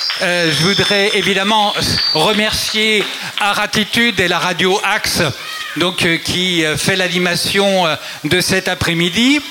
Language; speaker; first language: French; native; French